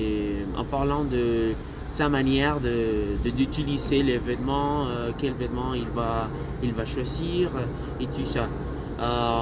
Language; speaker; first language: French; non-native, learner; Spanish